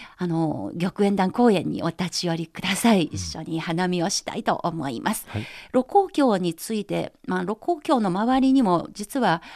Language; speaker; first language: Japanese; non-native, fluent; Chinese